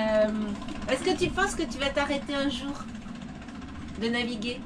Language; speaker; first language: French; native; French